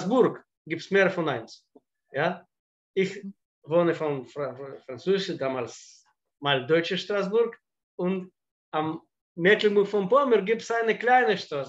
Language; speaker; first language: German; non-native, fluent; Russian